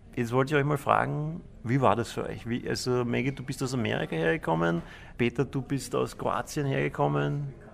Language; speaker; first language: German; native; German